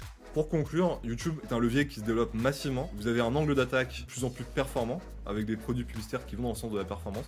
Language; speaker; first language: French; native; French